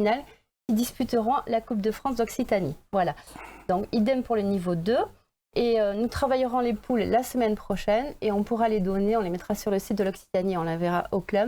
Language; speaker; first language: French; native; French